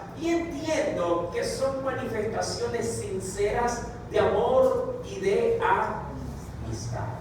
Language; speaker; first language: Spanish; native; Spanish